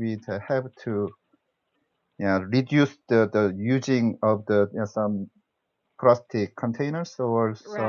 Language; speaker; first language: English; non-native, learner; Korean